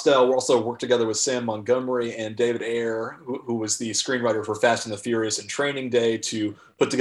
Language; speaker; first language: English; native; English